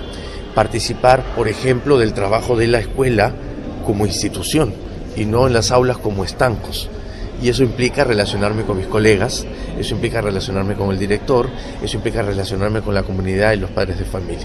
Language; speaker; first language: Spanish; native; Spanish